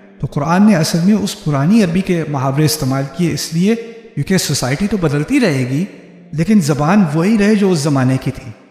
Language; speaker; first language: Urdu; early bilingual, heritage; Urdu